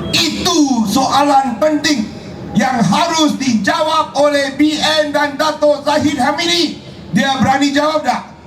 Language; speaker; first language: Malay; non-native, local second language; Chinese